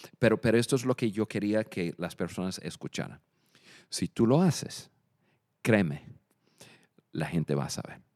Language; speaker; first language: Spanish; non-native, fluent; English